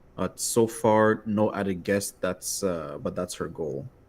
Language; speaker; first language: English; native; English